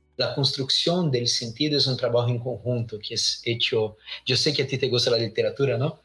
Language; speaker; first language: Spanish; non-native, fluent; Portuguese